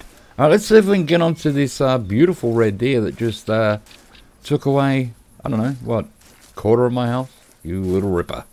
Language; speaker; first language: English; native; English